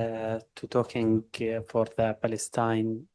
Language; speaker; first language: English; non-native, learner; Arabic